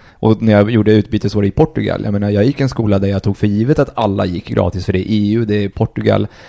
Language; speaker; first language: Swedish; native; Swedish